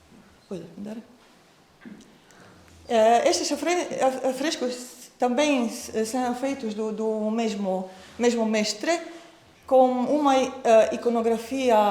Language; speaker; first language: Portuguese; non-native, fluent; Croatian